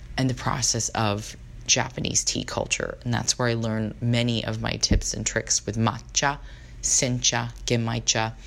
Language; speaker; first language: English; native; English